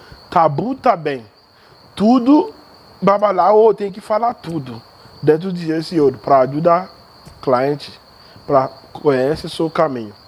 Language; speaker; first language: Portuguese; non-native, learner; Yoruba